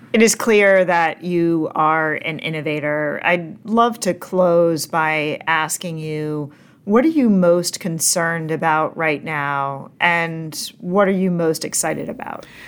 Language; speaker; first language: English; native; English